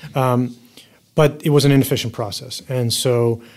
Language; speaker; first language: English; native; English